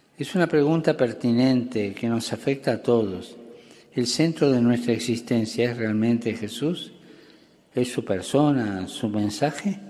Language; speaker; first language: Spanish; native; Spanish